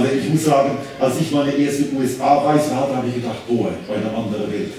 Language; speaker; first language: German; native; German